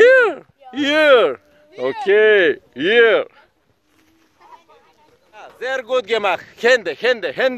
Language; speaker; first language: German; non-native, learner; Bulgarian